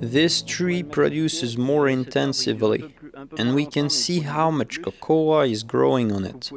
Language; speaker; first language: English; non-native, fluent; French